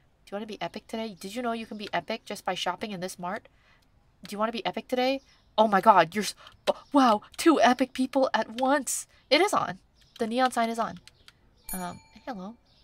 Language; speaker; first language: English; early bilingual, other home language; Korean